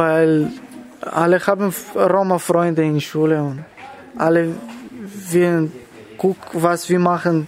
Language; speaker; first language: German; non-native, learner; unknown